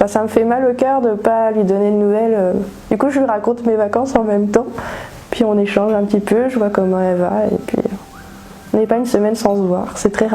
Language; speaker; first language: French; native; French